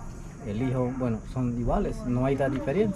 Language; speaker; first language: Spanish; non-native, local second language; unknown